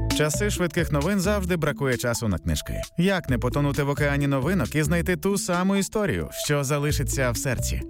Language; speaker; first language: Ukrainian; native; Ukrainian